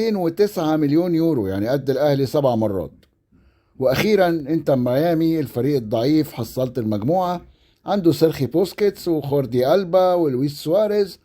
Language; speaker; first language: Arabic; native; Arabic